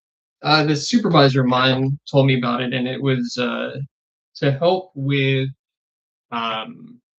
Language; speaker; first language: English; native; English